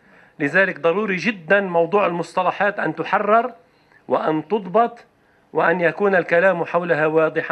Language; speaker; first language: Arabic; native; Arabic